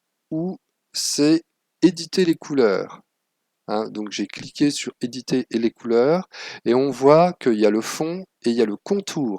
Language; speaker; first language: French; native; French